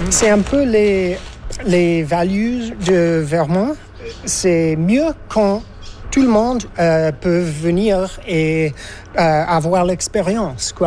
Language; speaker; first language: French; non-native, fluent; English